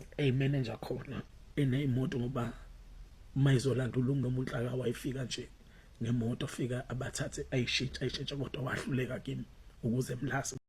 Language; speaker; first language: Zulu; native; Zulu